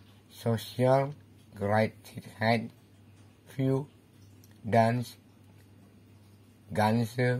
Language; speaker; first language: German; non-native, learner; Indonesian